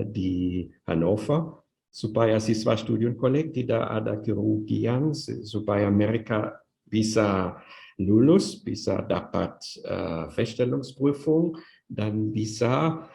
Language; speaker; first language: Indonesian; non-native, fluent; German